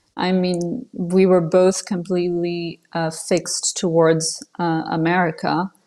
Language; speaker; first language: English; non-native, fluent; French